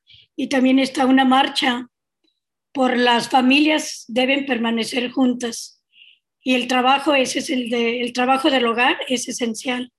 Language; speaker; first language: Spanish; native; Spanish